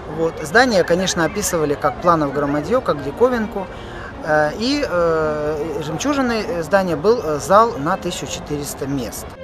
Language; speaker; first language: Russian; native; Russian